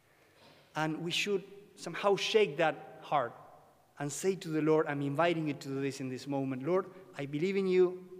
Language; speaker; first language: English; non-native, fluent; Spanish